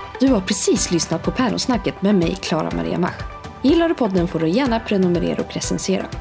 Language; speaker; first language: Swedish; native; Swedish